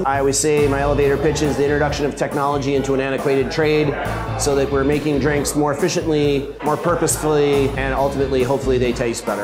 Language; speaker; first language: English; native; English